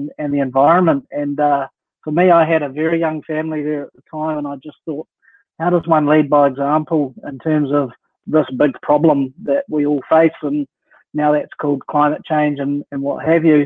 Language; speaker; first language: English; native; English